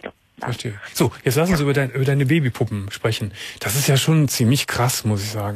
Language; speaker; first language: German; native; German